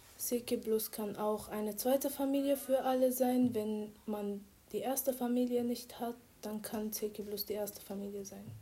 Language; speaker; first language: German; non-native, fluent; Arabic